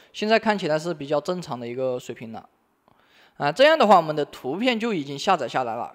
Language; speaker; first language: Chinese; native; Chinese